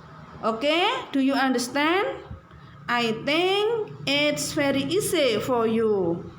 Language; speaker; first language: English; non-native, learner; Indonesian